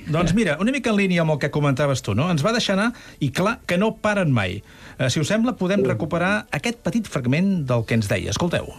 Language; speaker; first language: Catalan; native; Catalan